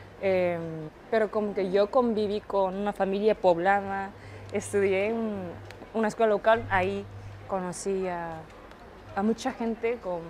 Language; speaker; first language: Spanish; non-native, fluent; Japanese